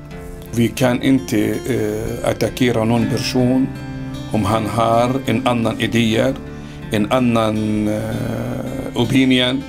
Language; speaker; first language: Swedish; non-native, learner; Arabic